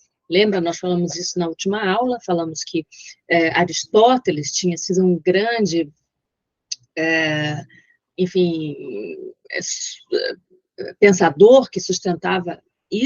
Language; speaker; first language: Portuguese; native; Portuguese